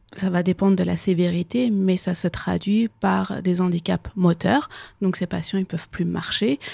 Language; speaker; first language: French; early bilingual, other home language; Persian